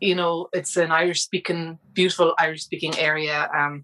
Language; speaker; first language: English; native; English